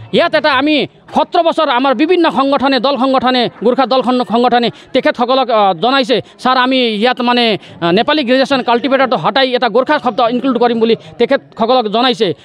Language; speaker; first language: Assamese; non-native, local second language; Nepali